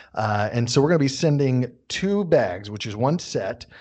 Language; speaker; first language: English; native; English